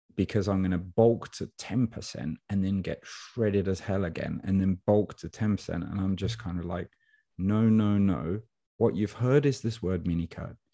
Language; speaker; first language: English; native; English